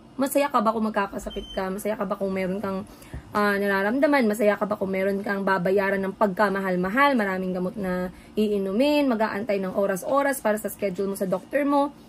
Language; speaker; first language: Filipino; native; Filipino